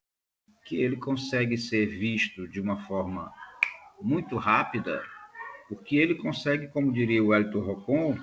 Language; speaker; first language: Portuguese; native; Portuguese